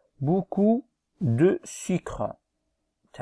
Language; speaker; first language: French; non-native, fluent; Arabic